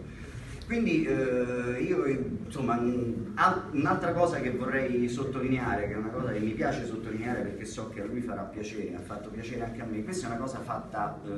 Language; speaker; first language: Italian; native; Italian